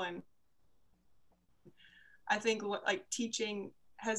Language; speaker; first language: English; native; English